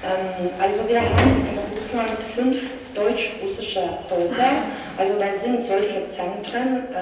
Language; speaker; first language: German; non-native, fluent; Russian